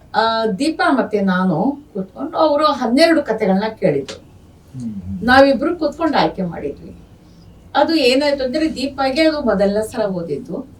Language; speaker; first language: Kannada; non-native, local second language; Urdu